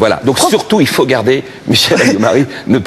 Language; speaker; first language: French; native; French